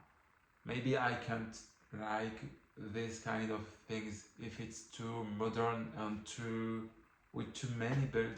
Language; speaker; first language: English; non-native, learner; French